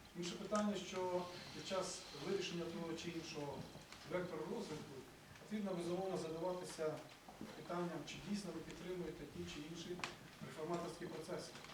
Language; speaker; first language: Ukrainian; native; Ukrainian